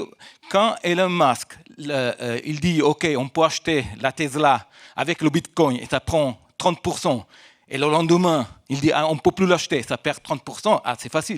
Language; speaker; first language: French; non-native, fluent; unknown